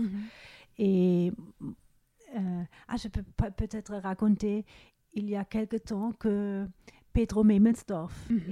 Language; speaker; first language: French; non-native, fluent; German